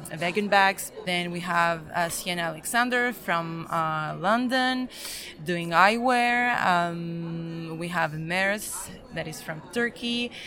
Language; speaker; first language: English; early bilingual, other home language; Serbian